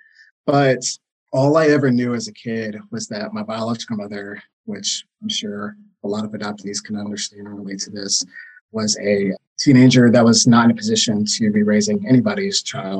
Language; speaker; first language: English; native; English